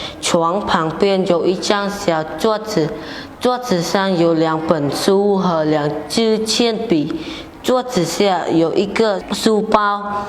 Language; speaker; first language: Chinese; non-native, learner; Khmer